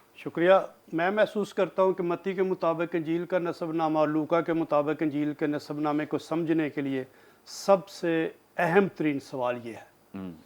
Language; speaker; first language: Urdu; non-native, local second language; Punjabi